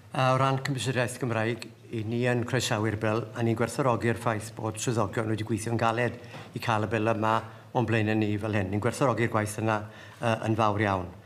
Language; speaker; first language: Welsh; native; Welsh